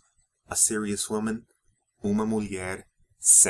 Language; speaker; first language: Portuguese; non-native, fluent; English